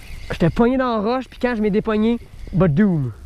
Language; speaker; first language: French; native; French